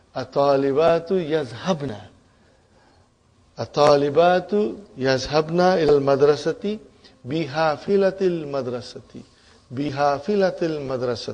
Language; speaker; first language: Arabic; non-native, fluent; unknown